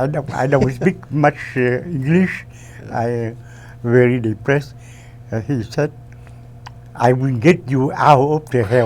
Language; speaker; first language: English; non-native, learner; Vietnamese